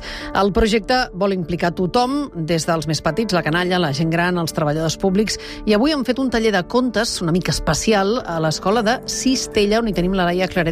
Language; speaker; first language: Catalan; native; Catalan